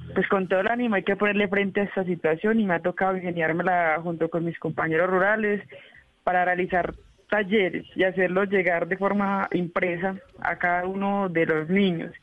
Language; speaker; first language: Spanish; native; Spanish